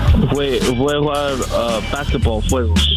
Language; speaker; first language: Spanish; non-native, learner; English